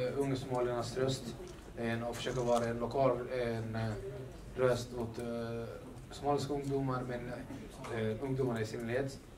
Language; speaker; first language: Swedish; early bilingual, other home language; Somali